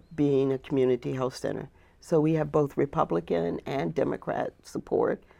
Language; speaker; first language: English; native; English